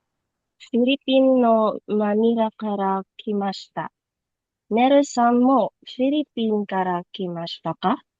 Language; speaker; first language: Japanese; non-native, learner; Filipino